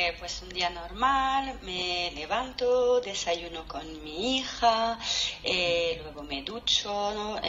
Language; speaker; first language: Spanish; non-native, fluent; French